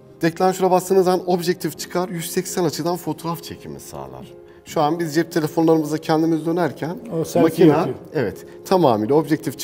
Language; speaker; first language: Turkish; native; Turkish